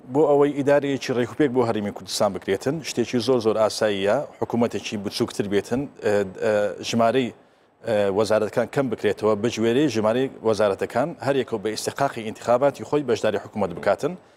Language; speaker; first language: Central Kurdish; non-native, local second language; Turkmen